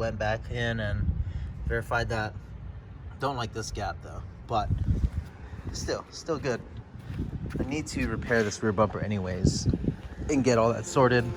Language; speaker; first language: English; native; English